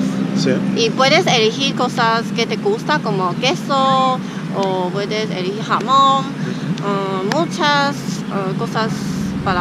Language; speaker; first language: Spanish; non-native, learner; Chinese